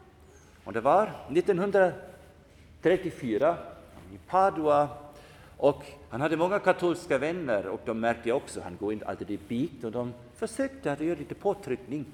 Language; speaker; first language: Swedish; non-native, fluent; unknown